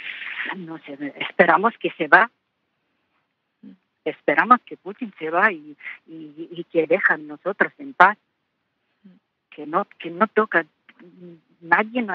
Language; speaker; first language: Spanish; non-native, learner; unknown